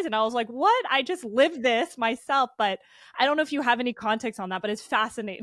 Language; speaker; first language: English; native; English